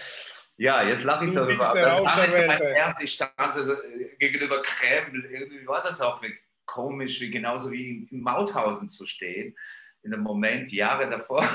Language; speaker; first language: German; non-native, fluent; Georgian